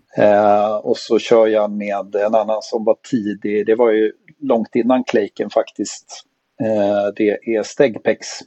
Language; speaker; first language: Swedish; native; Swedish